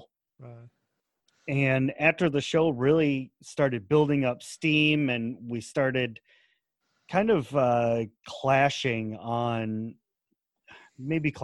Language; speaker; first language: English; native; English